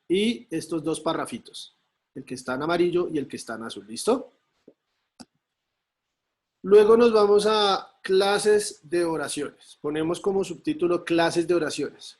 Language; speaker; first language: Spanish; native; Spanish